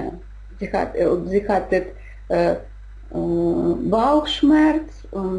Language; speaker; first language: German; non-native, learner; Russian